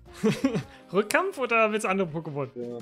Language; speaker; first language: German; native; German